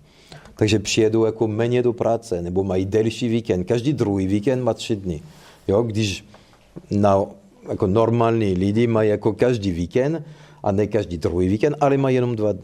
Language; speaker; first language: Czech; non-native, fluent; French